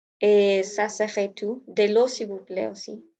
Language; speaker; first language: French; non-native, learner; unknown